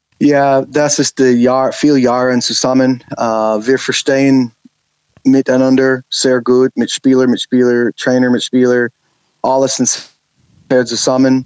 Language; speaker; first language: German; non-native, learner; English